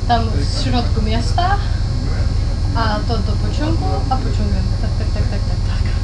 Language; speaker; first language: Polish; non-native, learner; Czech